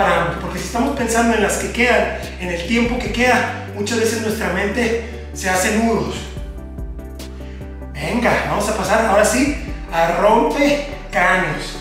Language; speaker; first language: Spanish; native; Spanish